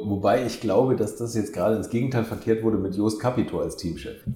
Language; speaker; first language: German; native; German